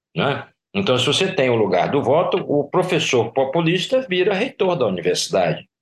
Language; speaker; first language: Portuguese; native; Portuguese